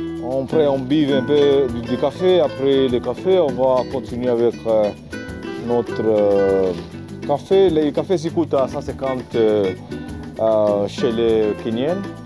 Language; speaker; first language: French; non-native, learner; Swahili